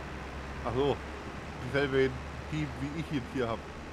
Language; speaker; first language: German; native; German